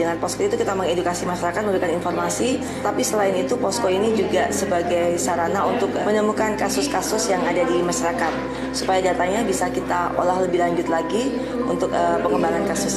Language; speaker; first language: Indonesian; native; Indonesian